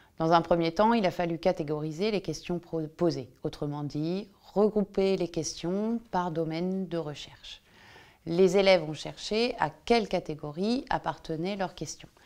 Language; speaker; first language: French; native; French